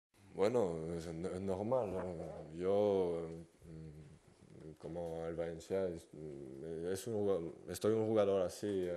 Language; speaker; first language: Spanish; non-native, learner; French